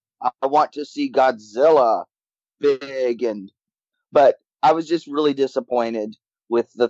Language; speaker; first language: English; native; English